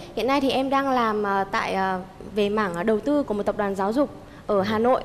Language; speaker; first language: Vietnamese; native; Vietnamese